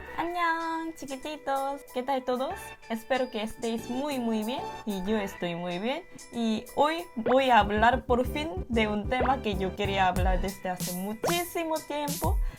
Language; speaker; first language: Spanish; non-native, fluent; Korean